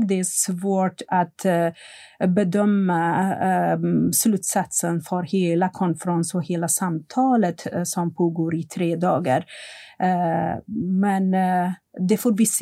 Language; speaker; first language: Swedish; non-native, fluent; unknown